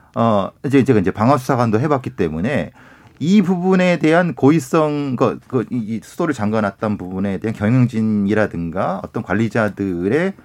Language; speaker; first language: Korean; native; Korean